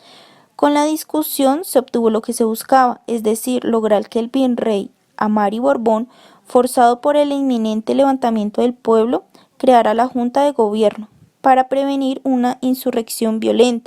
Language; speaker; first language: Spanish; native; Spanish